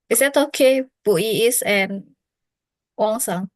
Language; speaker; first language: English; non-native, fluent; Indonesian